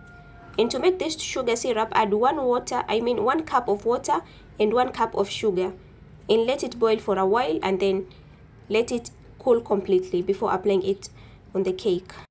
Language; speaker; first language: English; non-native, local second language; Swahili